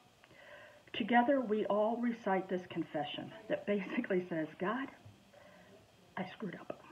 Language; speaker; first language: English; native; English